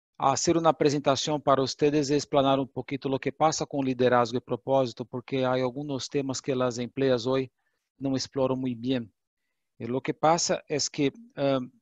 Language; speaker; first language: Portuguese; non-native, learner; Spanish